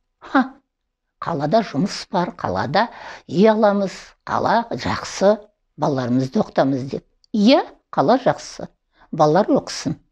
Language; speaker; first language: Kazakh; native; Kazakh